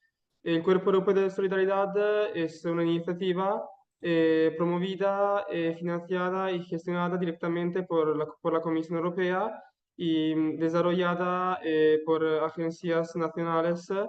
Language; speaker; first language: Spanish; non-native, learner; Italian